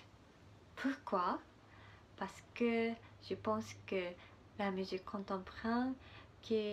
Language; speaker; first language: French; non-native, learner; Japanese